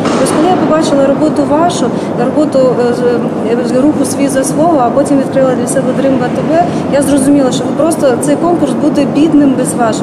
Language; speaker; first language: Ukrainian; native; Ukrainian